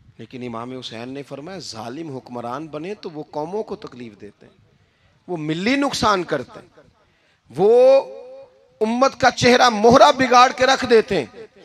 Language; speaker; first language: Urdu; non-native, local second language; Punjabi